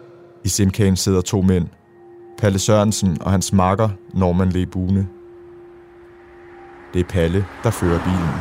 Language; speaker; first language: Danish; native; Danish